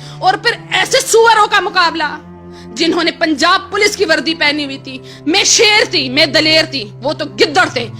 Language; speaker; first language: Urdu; non-native, local second language; Pashto